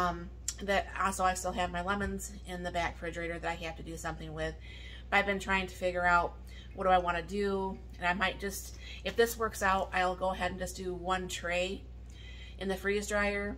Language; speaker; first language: English; native; English